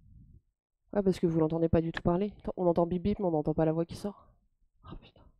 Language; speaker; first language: French; native; French